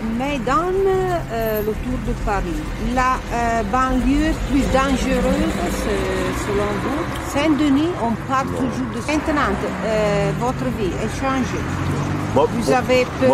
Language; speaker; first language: French; non-native, learner; Italian